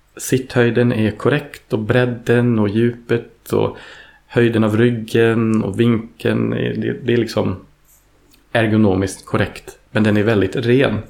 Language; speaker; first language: Swedish; early bilingual, heritage; Swedish